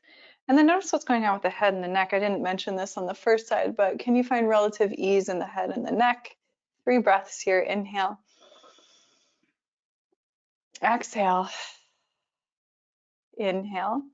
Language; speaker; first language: English; native; English